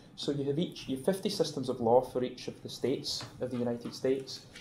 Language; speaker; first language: English; native; English